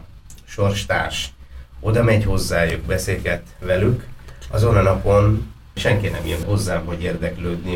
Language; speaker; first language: Hungarian; non-native, fluent; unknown